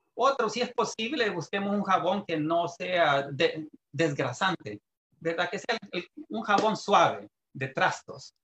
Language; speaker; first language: Spanish; native; Spanish